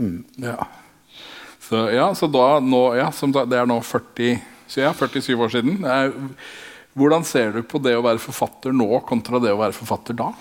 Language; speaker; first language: Norwegian; native; Norwegian